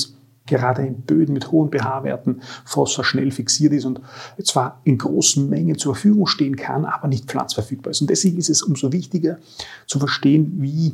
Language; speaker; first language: German; native; German